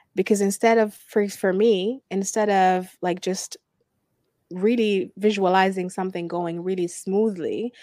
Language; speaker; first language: English; non-native, fluent; Arabic